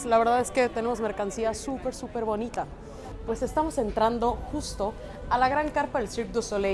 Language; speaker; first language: Spanish; native; Spanish